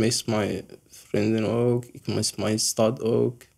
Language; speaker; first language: Dutch; non-native, learner; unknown